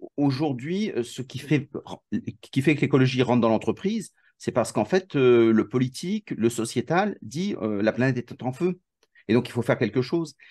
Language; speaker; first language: French; native; French